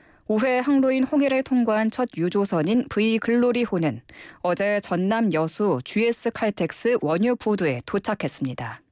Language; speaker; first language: Korean; native; Korean